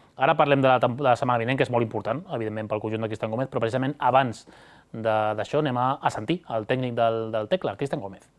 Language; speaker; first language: Catalan; native; Catalan